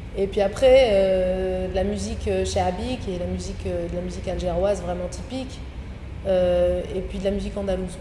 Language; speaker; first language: French; non-native, local second language; Arabic